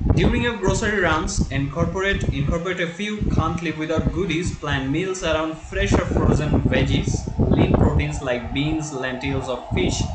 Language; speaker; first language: English; non-native, local second language; Bangla